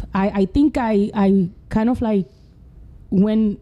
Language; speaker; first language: English; non-native, fluent; Spanish